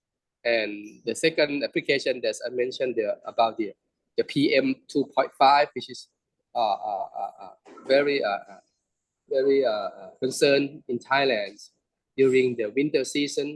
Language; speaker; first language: English; non-native, learner; Thai